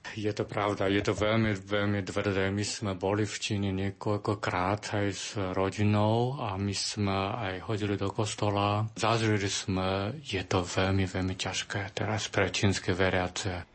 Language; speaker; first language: Slovak; non-native, learner; Chinese